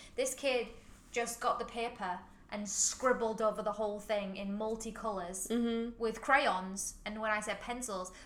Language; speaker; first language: English; native; English